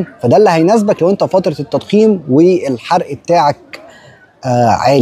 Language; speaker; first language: Arabic; native; Arabic